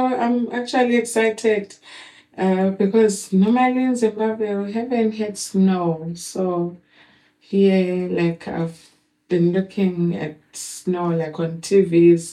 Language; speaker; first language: English; non-native, local second language; Shona